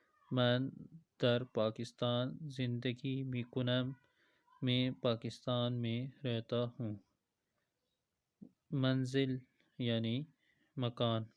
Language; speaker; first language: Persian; non-native, fluent; Urdu